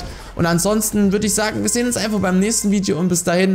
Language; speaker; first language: German; native; German